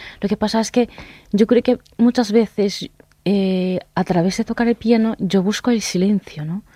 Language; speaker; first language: Spanish; non-native, fluent; Japanese